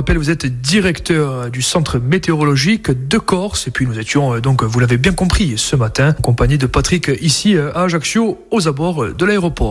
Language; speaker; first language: French; native; French